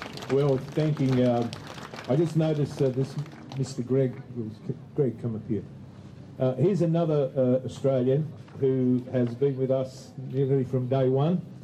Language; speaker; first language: English; early bilingual, other home language; Ukrainian